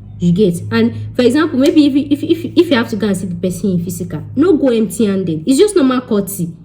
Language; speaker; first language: Nigerian Pidgin; non-native, local second language; Yoruba